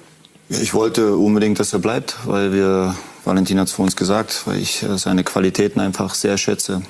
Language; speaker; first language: German; native; German